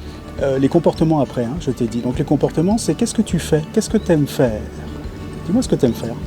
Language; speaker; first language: French; native; French